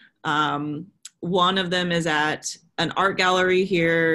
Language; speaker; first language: English; native; English